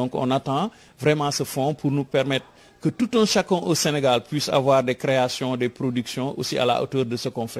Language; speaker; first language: French; non-native, local second language; Wolof